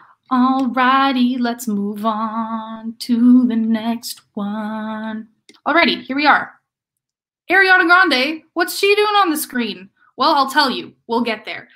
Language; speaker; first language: English; native; English